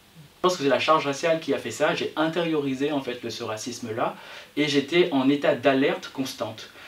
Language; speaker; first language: French; native; French